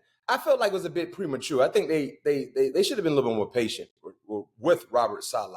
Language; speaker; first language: English; native; English